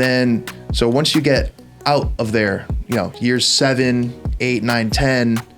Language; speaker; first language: English; native; English